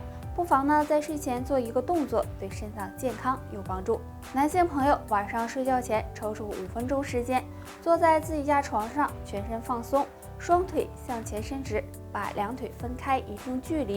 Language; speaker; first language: Chinese; native; Chinese